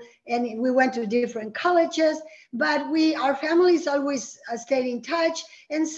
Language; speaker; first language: English; early bilingual, other home language; Spanish